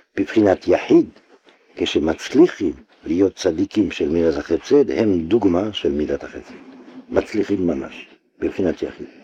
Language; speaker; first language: Hebrew; non-native, fluent; French